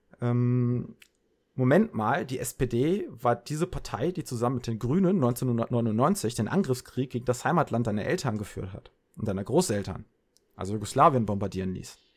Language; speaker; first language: German; early bilingual, other home language; Serbian